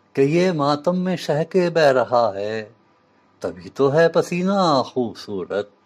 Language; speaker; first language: Urdu; native; Urdu